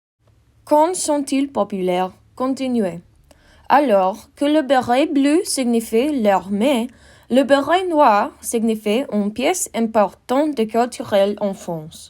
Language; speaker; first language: French; non-native, learner; English